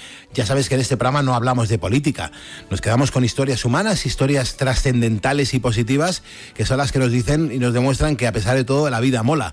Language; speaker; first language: Spanish; native; Spanish